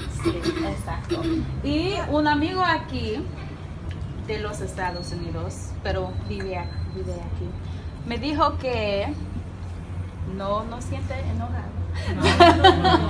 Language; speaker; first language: Spanish; non-native, learner; English